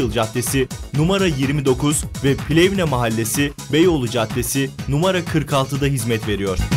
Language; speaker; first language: Turkish; native; Turkish